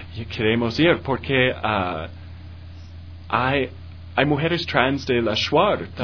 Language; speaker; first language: Spanish; non-native, learner; English